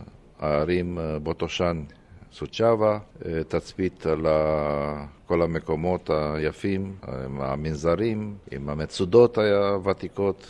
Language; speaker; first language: Hebrew; non-native, fluent; Romanian